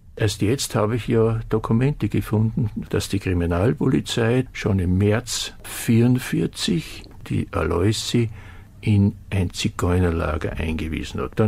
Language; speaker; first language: German; native; German